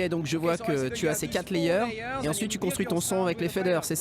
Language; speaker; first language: French; native; French